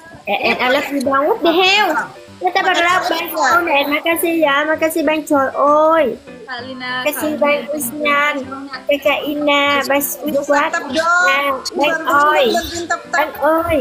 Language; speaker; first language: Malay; non-native, learner; Vietnamese